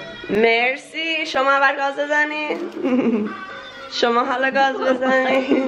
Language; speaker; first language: Persian; early bilingual, heritage; Persian